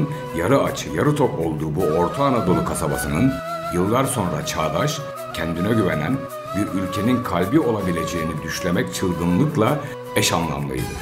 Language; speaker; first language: Turkish; native; Turkish